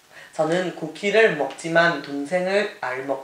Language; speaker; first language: Korean; non-native, fluent; Vietnamese